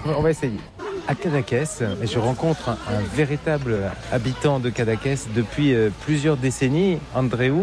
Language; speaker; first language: French; native; French